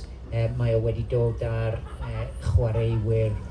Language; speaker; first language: Welsh; non-native, local second language; English